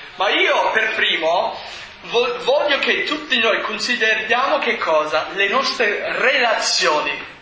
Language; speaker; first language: Italian; non-native, fluent; English